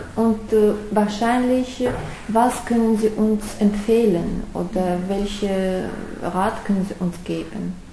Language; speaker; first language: German; non-native, fluent; Russian